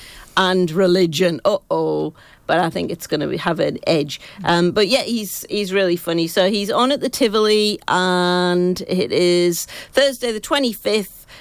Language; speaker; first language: English; native; English